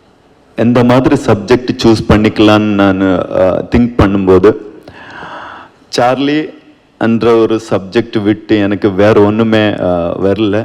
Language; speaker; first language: Tamil; non-native, learner; Kannada